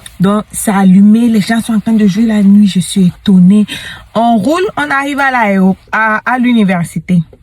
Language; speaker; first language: French; native; French